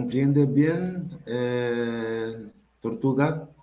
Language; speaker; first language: Spanish; non-native, learner; Portuguese